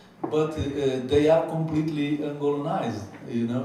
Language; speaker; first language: English; non-native, fluent; Portuguese